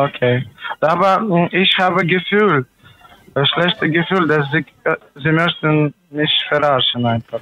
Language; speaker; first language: German; non-native, learner; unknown